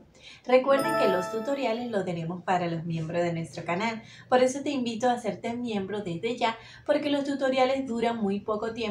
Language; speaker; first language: Spanish; native; Spanish